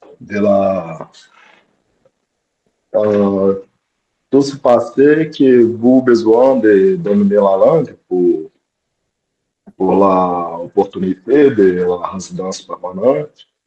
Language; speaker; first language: French; non-native, learner; Portuguese